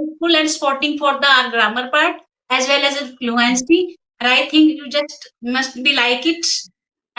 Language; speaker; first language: English; non-native, local second language; Hindi